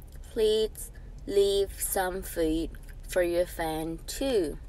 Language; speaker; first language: English; non-native, learner; Thai